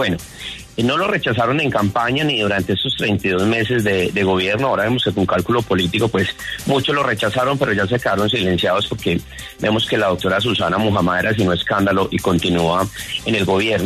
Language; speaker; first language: Spanish; native; Spanish